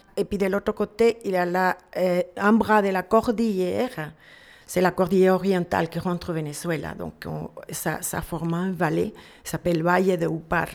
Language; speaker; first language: French; non-native, fluent; Spanish